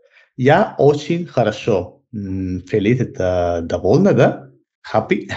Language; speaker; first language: Russian; non-native, learner; Spanish